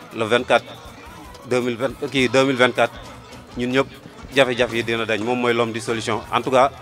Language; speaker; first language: Wolof; non-native, local second language; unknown